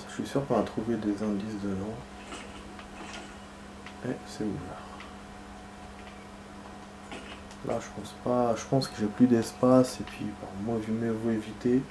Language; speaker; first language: French; native; French